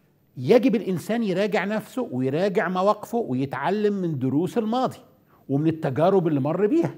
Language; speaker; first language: Arabic; native; Arabic